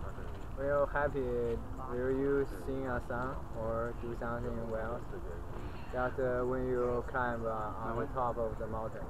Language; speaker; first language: English; non-native, learner; Chinese